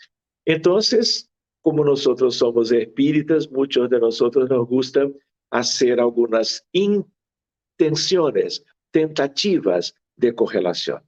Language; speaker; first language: Spanish; non-native, fluent; Portuguese